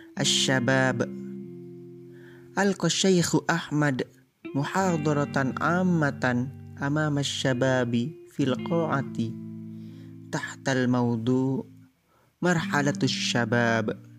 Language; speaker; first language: Arabic; non-native, learner; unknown